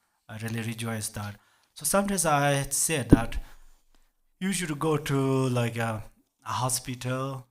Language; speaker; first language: English; non-native, learner; Tibetan